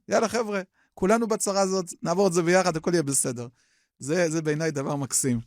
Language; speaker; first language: Hebrew; native; Hebrew